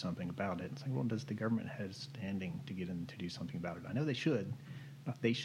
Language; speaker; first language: English; native; English